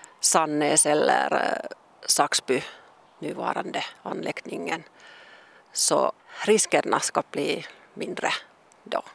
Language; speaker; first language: Swedish; non-native, local second language; Finnish